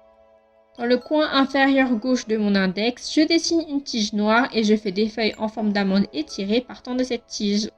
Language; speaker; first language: French; native; French